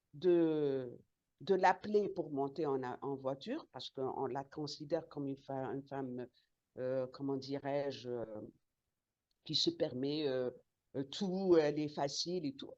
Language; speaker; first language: French; non-native, local second language; Arabic